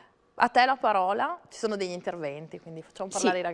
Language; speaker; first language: Italian; native; Italian